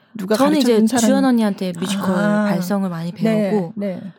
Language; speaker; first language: Korean; native; Korean